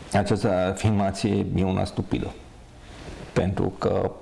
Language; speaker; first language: Romanian; non-native, local second language; Hungarian